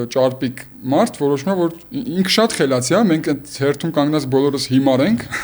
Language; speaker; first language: Armenian; early bilingual, heritage; Armenian